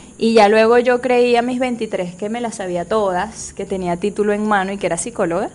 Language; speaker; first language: Spanish; native; Spanish